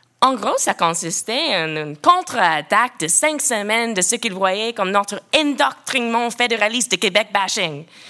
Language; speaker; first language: French; non-native, local second language; English